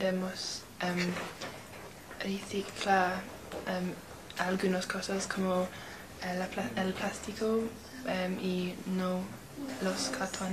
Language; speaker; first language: Spanish; non-native, learner; English